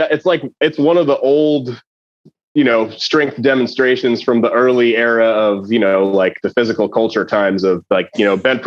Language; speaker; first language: English; native; English